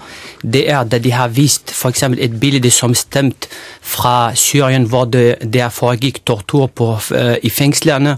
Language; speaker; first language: Danish; non-native, fluent; Arabic